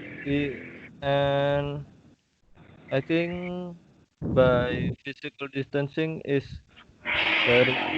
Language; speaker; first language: English; non-native, learner; Indonesian